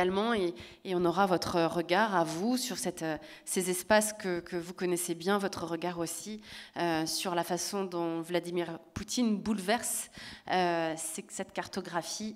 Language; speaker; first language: French; native; French